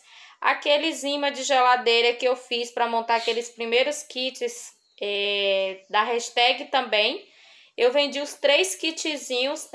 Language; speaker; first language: Portuguese; native; Portuguese